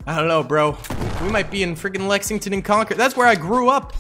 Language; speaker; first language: English; native; English